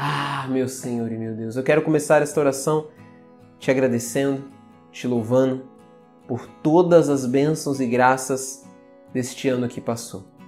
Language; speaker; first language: Portuguese; native; Portuguese